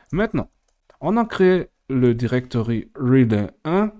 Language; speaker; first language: French; non-native, fluent; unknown